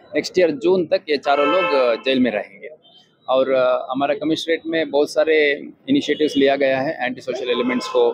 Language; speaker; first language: Hindi; non-native, local second language; Kannada